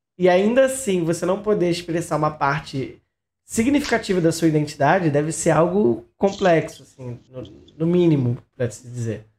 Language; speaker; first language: Portuguese; native; Portuguese